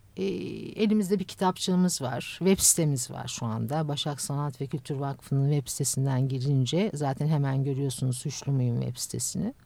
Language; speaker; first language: Turkish; native; Turkish